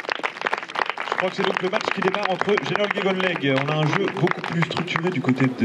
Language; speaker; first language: French; native; French